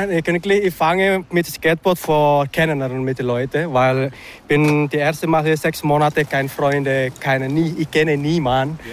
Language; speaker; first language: German; non-native, learner; Indonesian